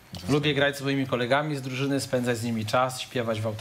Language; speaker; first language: Polish; native; Polish